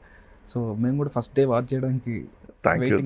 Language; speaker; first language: Telugu; native; Telugu